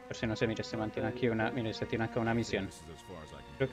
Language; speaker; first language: Spanish; native; Spanish